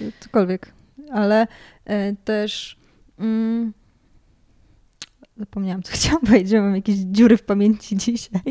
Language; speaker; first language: Polish; native; Polish